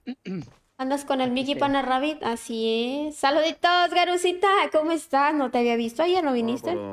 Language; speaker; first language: Spanish; native; Spanish